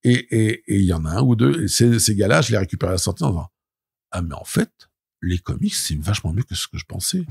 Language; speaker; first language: French; native; French